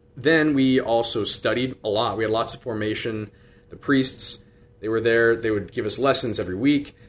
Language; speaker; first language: English; native; English